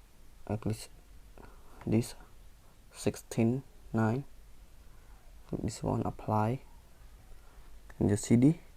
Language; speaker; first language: English; non-native, learner; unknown